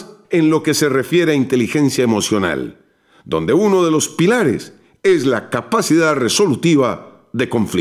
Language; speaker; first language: Spanish; native; Spanish